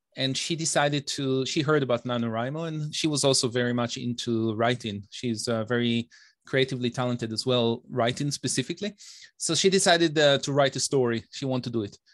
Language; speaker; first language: English; non-native, fluent; Hebrew